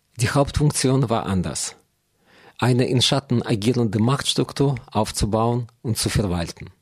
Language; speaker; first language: German; non-native, fluent; Russian